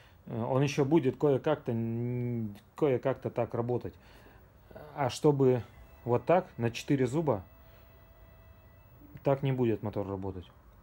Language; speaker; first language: Russian; native; Russian